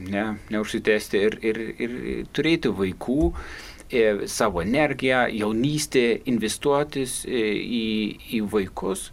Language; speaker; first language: Lithuanian; non-native, fluent; German